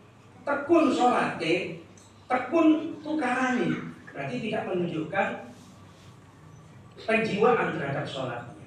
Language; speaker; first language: Indonesian; native; Indonesian